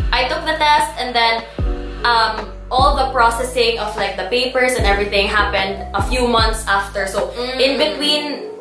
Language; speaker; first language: English; non-native, local second language; Cebuano